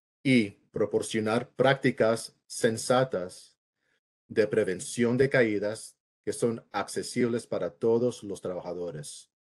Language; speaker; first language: Spanish; early bilingual, heritage; English